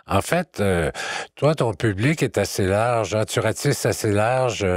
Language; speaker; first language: French; native; French